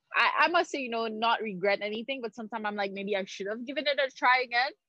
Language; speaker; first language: English; non-native, fluent; Haitian Creole